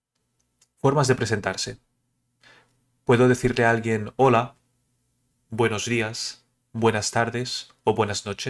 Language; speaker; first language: Spanish; early bilingual, other home language; Portuguese